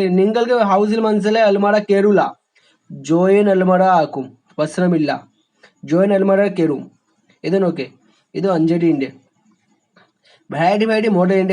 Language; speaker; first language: Malayalam; non-native, learner; Hindi